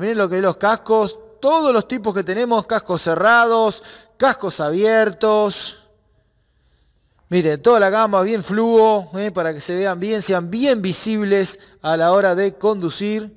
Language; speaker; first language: Spanish; native; Spanish